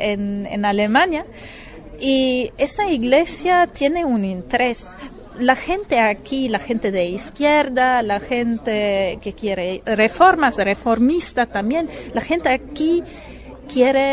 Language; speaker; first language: Spanish; non-native, fluent; German